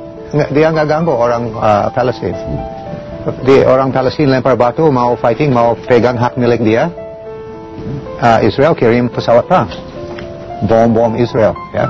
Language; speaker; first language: Indonesian; non-native, learner; English